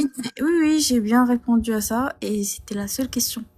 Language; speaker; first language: French; non-native, local second language; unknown